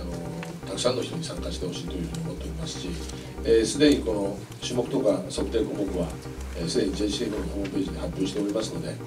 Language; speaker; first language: Japanese; native; Japanese